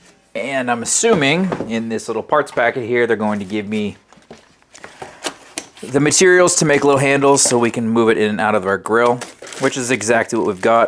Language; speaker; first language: English; native; English